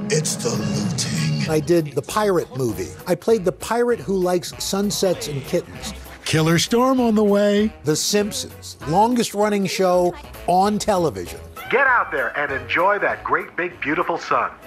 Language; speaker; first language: English; native; English